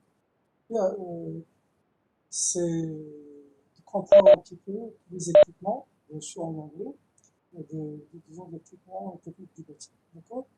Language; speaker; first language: French; non-native, local second language; Arabic